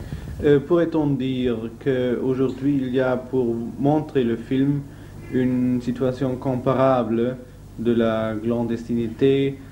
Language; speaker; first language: French; non-native, learner; German